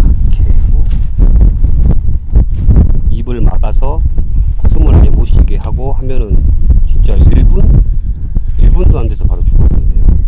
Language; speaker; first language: Korean; native; Korean